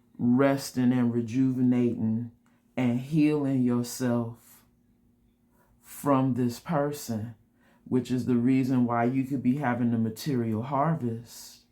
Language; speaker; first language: English; native; English